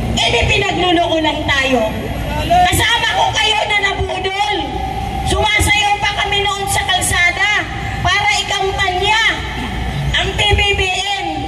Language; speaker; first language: Filipino; non-native, local second language; Waray